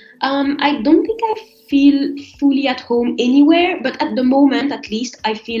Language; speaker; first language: English; non-native, fluent; French